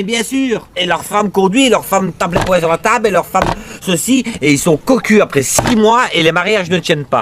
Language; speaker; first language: French; native; French